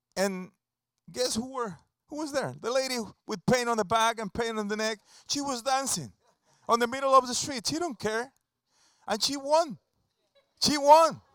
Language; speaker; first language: English; non-native, fluent; Spanish